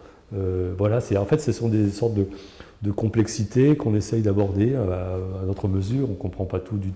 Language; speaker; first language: French; native; French